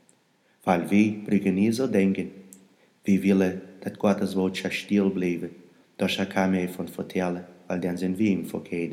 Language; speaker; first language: German; non-native, learner; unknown